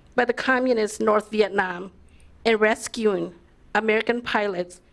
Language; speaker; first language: English; early bilingual, other home language; Lao